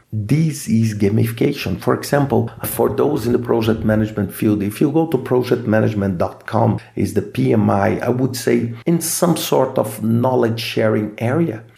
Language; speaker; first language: English; non-native, fluent; Portuguese